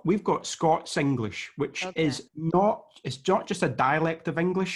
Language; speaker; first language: English; native; English